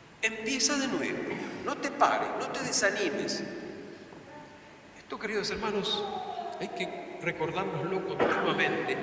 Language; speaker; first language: Spanish; native; Spanish